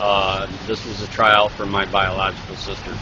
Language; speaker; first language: English; native; English